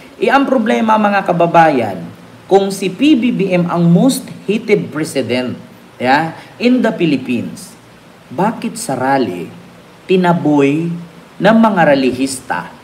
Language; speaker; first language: Filipino; non-native, local second language; Cebuano